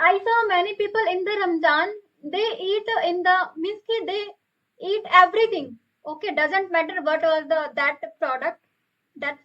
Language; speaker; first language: English; non-native, local second language; Hindi